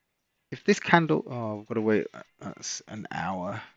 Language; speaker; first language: English; native; English